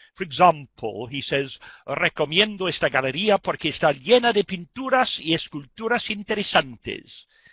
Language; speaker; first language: Spanish; non-native, fluent; English